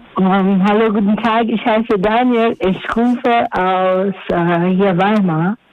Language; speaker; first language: German; non-native, learner; Swahili